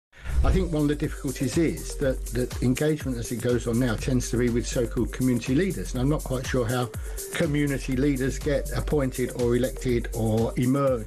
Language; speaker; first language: English; native; English